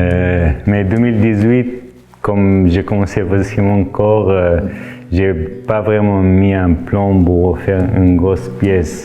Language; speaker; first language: French; non-native, fluent; Arabic